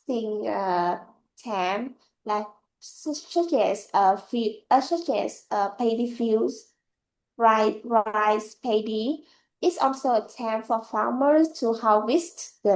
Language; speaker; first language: English; non-native, learner; Vietnamese